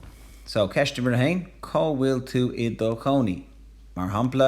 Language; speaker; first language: Irish; non-native, local second language; English